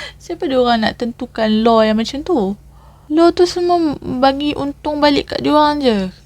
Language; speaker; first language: Malay; native; Malay